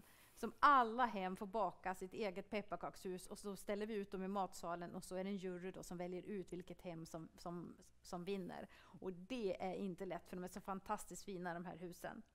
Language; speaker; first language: Swedish; native; Swedish